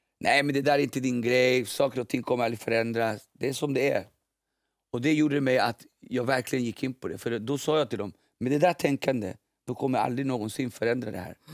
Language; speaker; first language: Swedish; early bilingual, other home language; Spanish